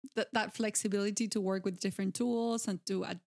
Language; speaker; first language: English; non-native, fluent; Spanish